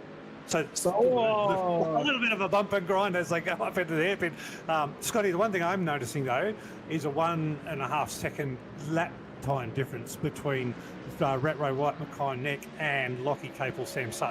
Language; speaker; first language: English; native; English